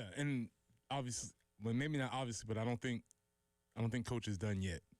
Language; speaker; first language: English; native; English